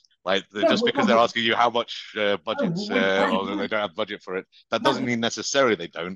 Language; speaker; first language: English; native; English